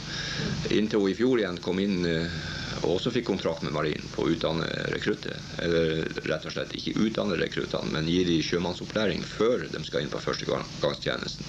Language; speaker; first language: Norwegian; native; Norwegian